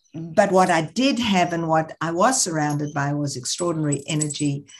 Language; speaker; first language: English; native; English